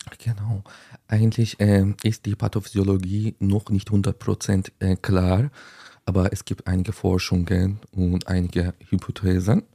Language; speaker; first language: German; non-native, fluent; Azerbaijani